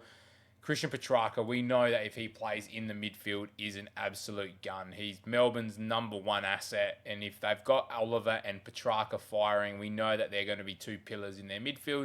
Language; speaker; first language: English; native; English